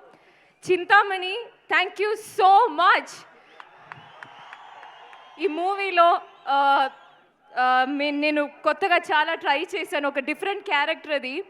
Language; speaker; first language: Telugu; non-native, fluent; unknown